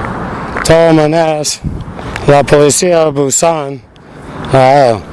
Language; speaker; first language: Spanish; non-native, fluent; English